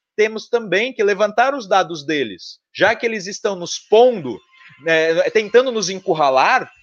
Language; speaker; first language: Portuguese; native; Portuguese